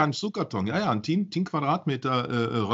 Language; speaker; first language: Dutch; non-native, learner; German